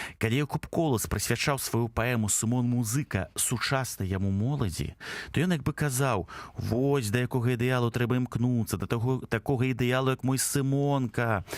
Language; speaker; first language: Belarusian; native; Belarusian